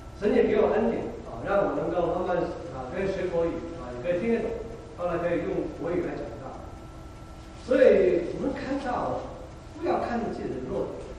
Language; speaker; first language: Chinese; non-native, local second language; Cantonese